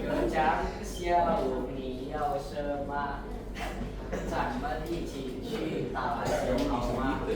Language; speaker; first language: Chinese; non-native, learner; Indonesian